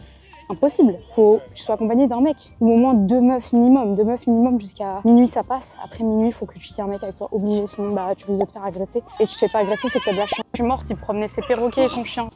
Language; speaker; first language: French; native; French